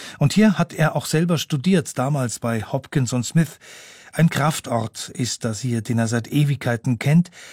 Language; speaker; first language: German; native; German